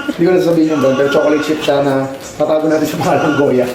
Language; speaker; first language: Filipino; native; Filipino